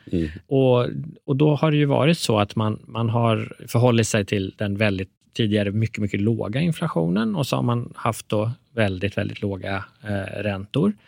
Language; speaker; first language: Swedish; early bilingual, other home language; Persian